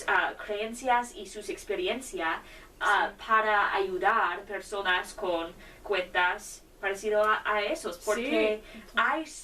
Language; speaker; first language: Spanish; non-native, learner; English